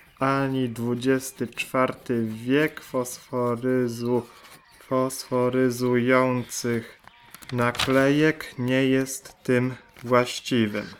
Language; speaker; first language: Polish; native; Polish